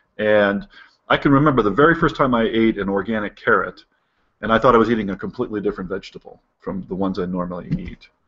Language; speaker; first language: English; native; English